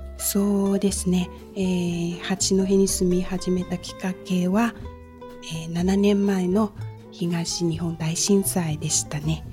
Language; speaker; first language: Japanese; non-native, fluent; Chinese